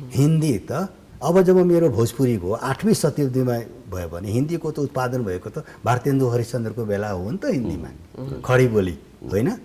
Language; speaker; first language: Nepali; non-native, local second language; Bhojpuri